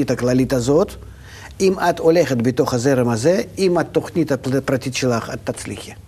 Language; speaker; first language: Hebrew; non-native, fluent; Russian